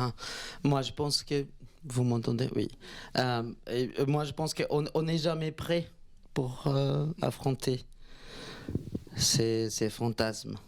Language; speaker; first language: French; non-native, fluent; Spanish